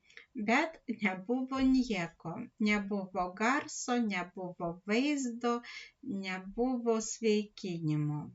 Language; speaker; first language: Lithuanian; non-native, learner; Russian